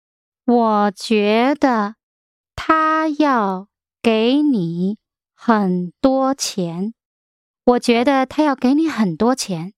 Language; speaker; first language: Chinese; non-native, learner; English